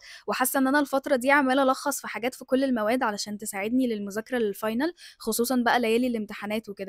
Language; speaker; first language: Arabic; native; Arabic